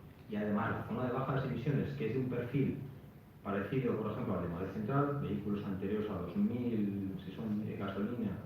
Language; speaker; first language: Spanish; native; Spanish